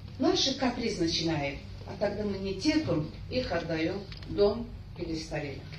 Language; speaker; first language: Russian; non-native, local second language; Azerbaijani